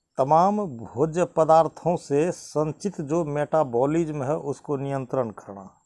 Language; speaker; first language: Hindi; native; Hindi